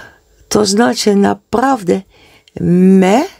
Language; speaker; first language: Polish; non-native, learner; Dutch